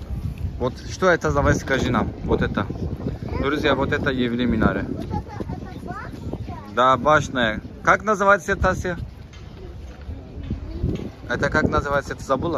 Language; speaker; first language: Russian; non-native, learner; Turkish